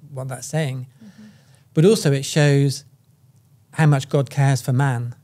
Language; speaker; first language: English; native; English